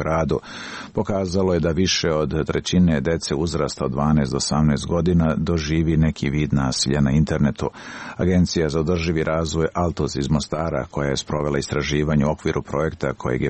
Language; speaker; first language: Serbian; native; Serbian